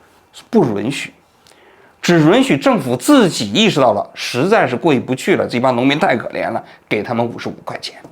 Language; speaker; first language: Chinese; native; Chinese